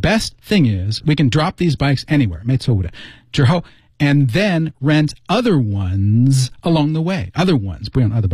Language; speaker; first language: English; native; English